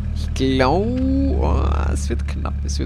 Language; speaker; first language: German; native; German